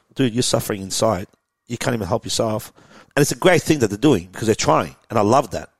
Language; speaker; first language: English; early bilingual, other home language; Persian